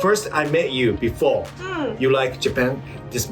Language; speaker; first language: English; non-native, learner; Japanese